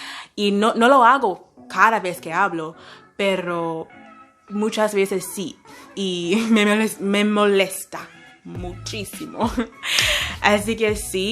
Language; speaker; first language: Spanish; non-native, fluent; English